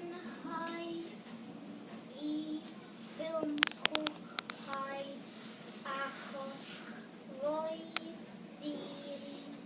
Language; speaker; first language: Welsh; non-native, learner; English